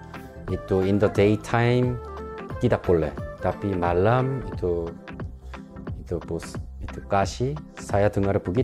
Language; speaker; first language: Indonesian; non-native, local second language; Korean